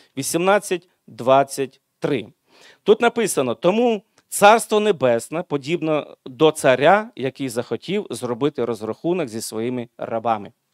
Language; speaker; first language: Ukrainian; non-native, local second language; Russian